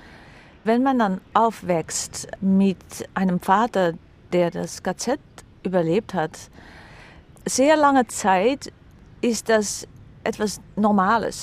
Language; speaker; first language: German; non-native, fluent; Dutch